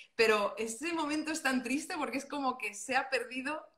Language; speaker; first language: Spanish; non-native, local second language; Catalan